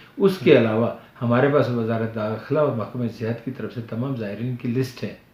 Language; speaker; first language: Urdu; non-native, local second language; Balti